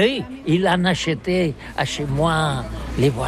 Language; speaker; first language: French; non-native, learner; Catalan